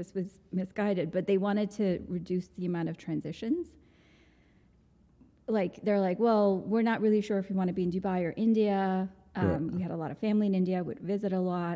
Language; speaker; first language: English; non-native, local second language; Gujarati